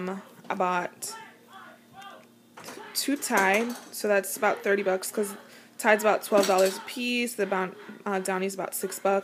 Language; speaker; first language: English; native; English